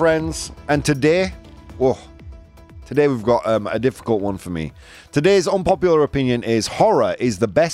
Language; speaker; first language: English; native; English